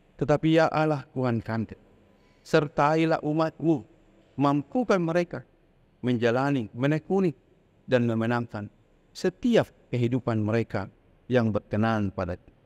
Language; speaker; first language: Indonesian; non-native, local second language; Batak Toba